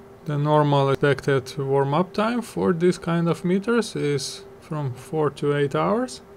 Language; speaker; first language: English; non-native, fluent; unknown